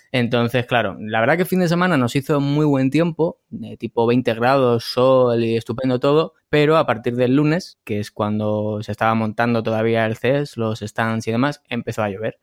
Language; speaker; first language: Spanish; native; Spanish